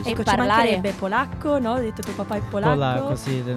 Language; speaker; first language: Italian; native; Italian